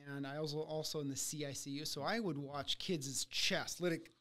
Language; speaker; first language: English; early bilingual, other home language; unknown